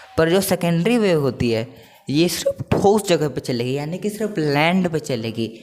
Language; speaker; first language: Hindi; non-native, local second language; Marathi